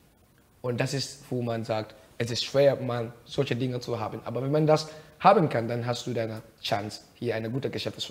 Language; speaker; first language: German; non-native, fluent; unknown